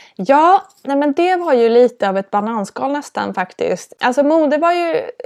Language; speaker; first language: Swedish; native; Swedish